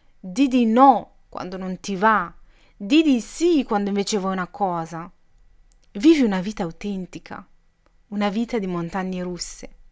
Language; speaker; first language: Italian; native; Italian